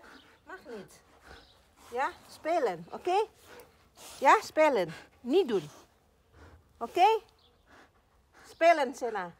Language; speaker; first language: Dutch; non-native, learner; Indonesian